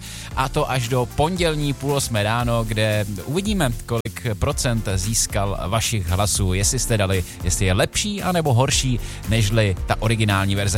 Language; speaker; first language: Czech; native; Czech